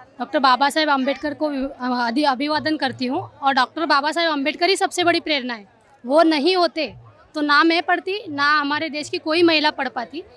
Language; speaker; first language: Hindi; non-native, local second language; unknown